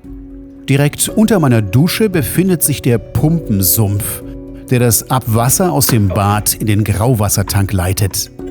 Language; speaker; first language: German; native; German